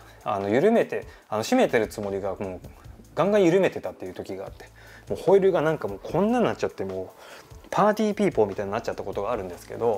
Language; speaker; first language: Japanese; native; Japanese